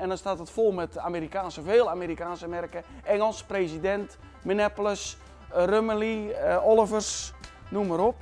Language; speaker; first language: Dutch; native; Dutch